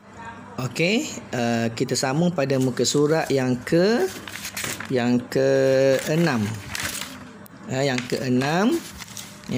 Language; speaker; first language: Malay; native; Malay